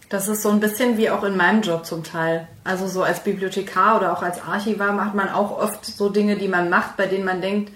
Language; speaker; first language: German; native; German